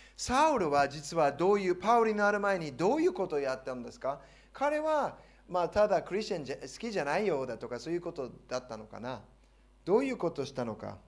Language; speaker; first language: Japanese; non-native, fluent; English